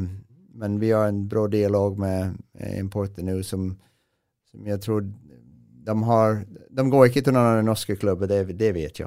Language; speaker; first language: Swedish; non-native, fluent; English